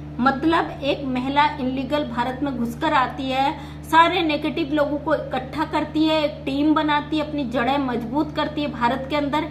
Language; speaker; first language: Hindi; native; Hindi